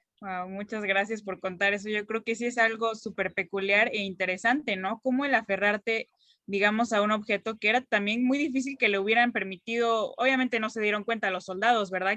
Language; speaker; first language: Spanish; native; Spanish